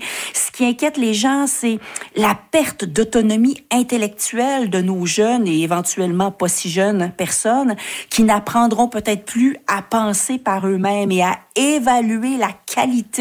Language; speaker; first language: French; native; French